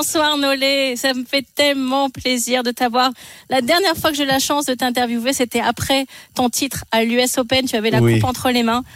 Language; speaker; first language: French; native; French